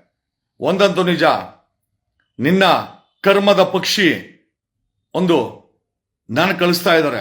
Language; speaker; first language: Kannada; native; Kannada